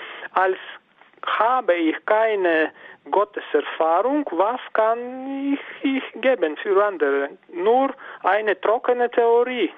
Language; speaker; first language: German; non-native, fluent; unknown